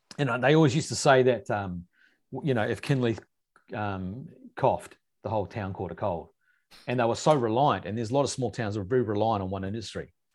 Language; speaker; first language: English; native; English